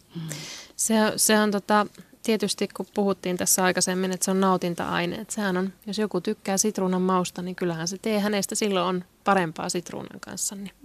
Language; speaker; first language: Finnish; non-native, local second language; Swedish